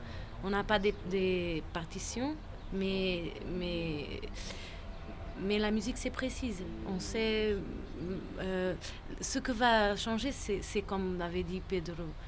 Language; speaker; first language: French; non-native, fluent; Portuguese